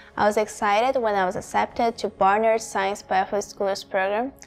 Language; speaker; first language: English; non-native, fluent; Portuguese